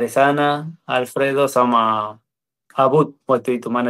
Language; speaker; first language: Indonesian; non-native, fluent; Spanish